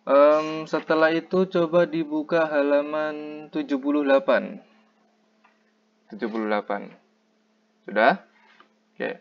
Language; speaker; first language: Indonesian; native; Indonesian